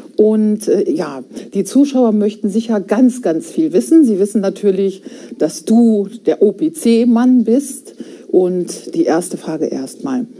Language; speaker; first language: German; native; German